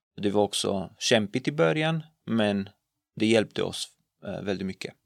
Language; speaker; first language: Swedish; non-native, fluent; Romanian